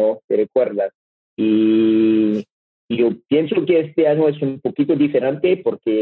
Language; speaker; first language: Spanish; non-native, learner; French